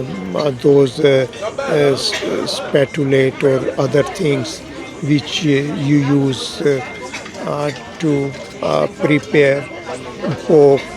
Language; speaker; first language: English; non-native, fluent; Urdu